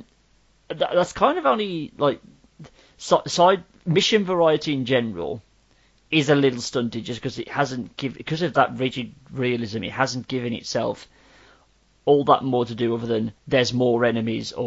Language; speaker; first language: English; native; English